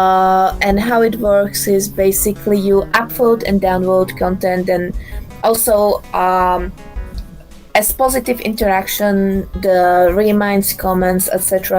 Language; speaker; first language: English; non-native, fluent; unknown